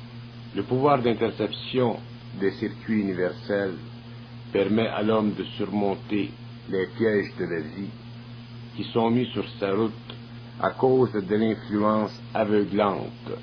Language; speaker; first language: French; native; French